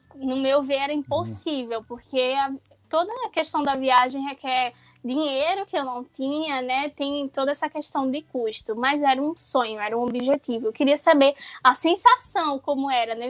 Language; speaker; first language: Portuguese; native; Portuguese